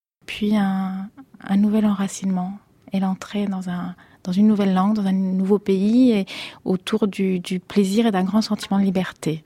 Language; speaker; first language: French; non-native, fluent; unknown